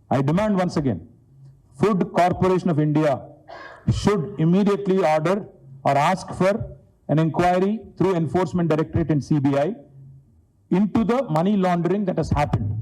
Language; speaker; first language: English; non-native, local second language; Telugu